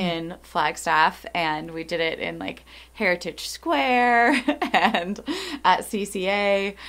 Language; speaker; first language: English; native; English